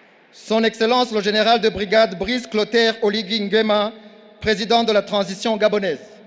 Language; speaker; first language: French; non-native, local second language; Kinyarwanda